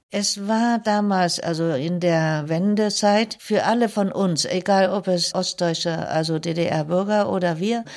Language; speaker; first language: German; non-native, fluent; Vietnamese